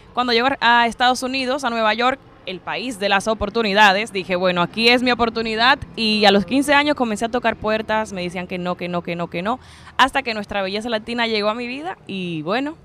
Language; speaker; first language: Spanish; native; Spanish